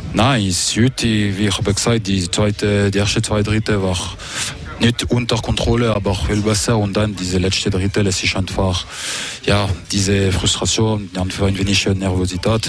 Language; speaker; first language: German; non-native, local second language; French